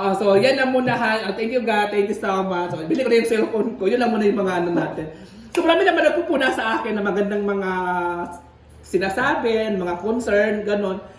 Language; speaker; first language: Filipino; native; Filipino